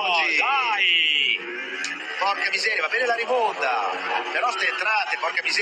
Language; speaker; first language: Italian; native; Italian